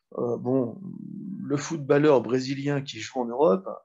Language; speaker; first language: French; native; French